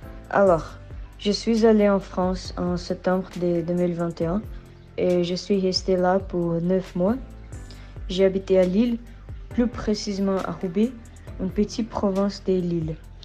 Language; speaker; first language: French; non-native, learner; Portuguese